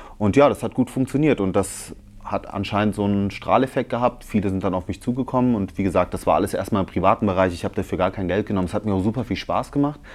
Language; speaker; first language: German; early bilingual, other home language; Italian